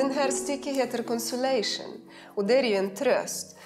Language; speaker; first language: Swedish; non-native, fluent; Ukrainian